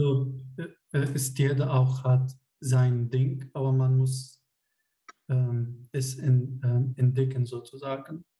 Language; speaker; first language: German; non-native, fluent; Arabic